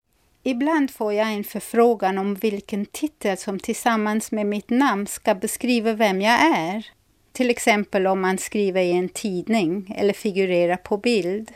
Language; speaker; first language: Swedish; non-native, fluent; English